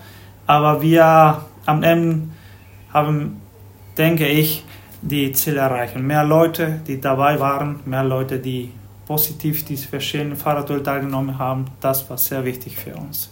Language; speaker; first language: German; non-native, fluent; Spanish